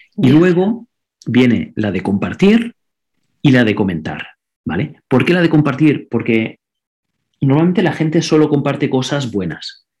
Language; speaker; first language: Spanish; non-native, local second language; Catalan